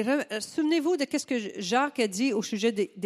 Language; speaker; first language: French; native; French